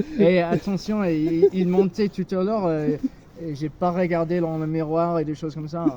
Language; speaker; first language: French; non-native, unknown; English